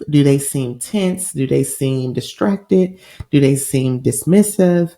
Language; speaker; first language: English; native; English